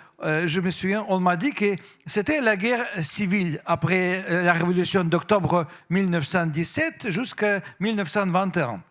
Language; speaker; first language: French; non-native, fluent; Russian